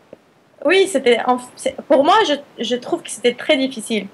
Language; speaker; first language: French; non-native, fluent; Spanish